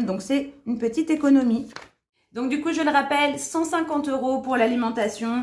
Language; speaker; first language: French; native; French